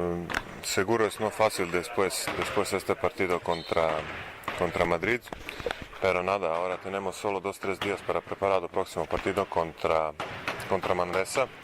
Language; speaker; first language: Spanish; non-native, learner; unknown